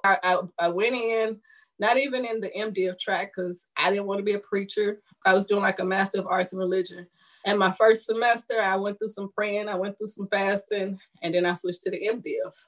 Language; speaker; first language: English; native; English